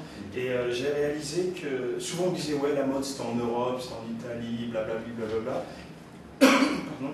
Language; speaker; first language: French; early bilingual, other home language; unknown